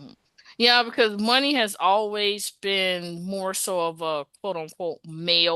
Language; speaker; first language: English; native; English